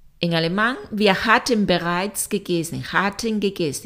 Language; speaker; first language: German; non-native, fluent; Spanish